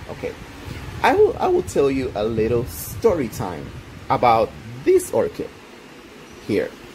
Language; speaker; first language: English; non-native, local second language; Spanish